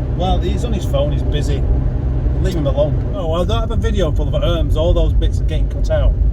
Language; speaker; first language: English; native; English